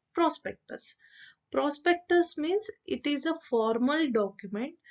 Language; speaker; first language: English; non-native, local second language; Kannada